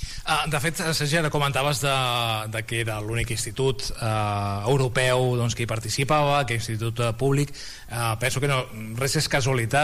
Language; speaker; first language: Catalan; native; Catalan